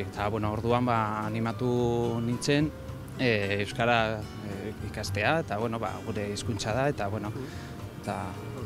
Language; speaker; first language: Basque; non-native, local second language; Spanish